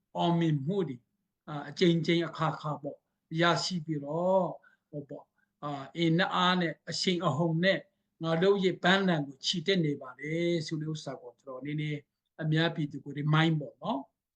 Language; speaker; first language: Burmese; non-native, local second language; Hakha Chin